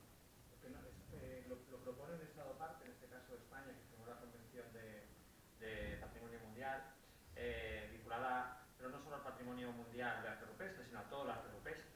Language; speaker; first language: Spanish; native; Spanish